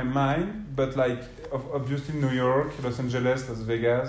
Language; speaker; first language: English; non-native, fluent; French